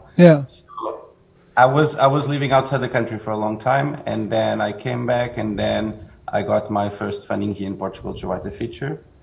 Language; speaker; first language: English; non-native, fluent; Portuguese